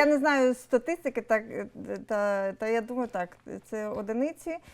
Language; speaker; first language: Ukrainian; non-native, local second language; Russian